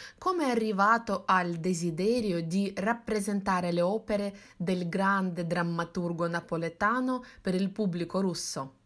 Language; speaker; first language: Italian; non-native, fluent; Russian